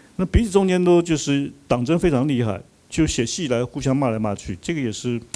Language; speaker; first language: Chinese; native; Chinese